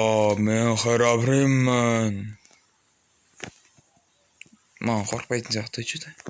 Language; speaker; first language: Kazakh; native; Kazakh